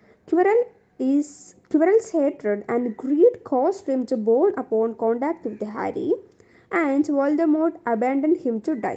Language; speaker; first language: English; non-native, local second language; Malayalam